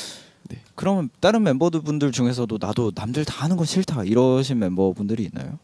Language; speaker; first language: Korean; native; Korean